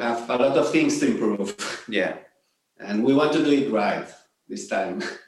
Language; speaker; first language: English; non-native, learner; Spanish